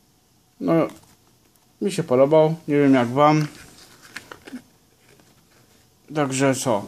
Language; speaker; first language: Polish; native; Polish